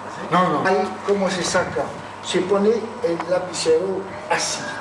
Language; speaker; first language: Spanish; non-native, learner; French